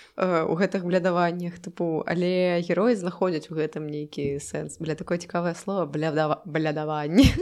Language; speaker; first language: Belarusian; non-native, local second language; Russian